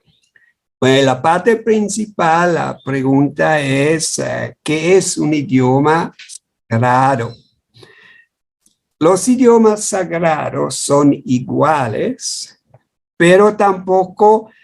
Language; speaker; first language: Spanish; non-native, fluent; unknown